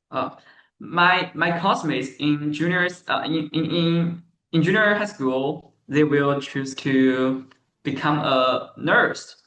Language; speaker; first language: English; non-native, learner; Chinese